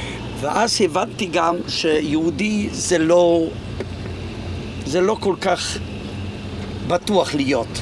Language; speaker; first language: Hebrew; non-native, fluent; Polish